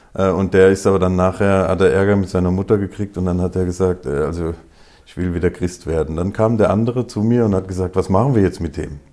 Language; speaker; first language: German; native; German